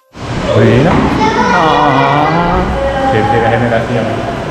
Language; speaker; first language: Spanish; non-native, learner; Japanese